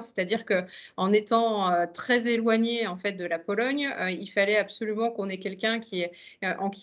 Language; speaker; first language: French; native; French